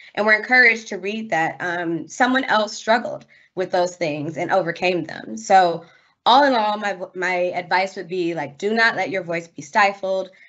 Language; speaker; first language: English; native; English